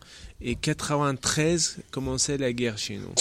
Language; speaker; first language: French; non-native, learner; Chechen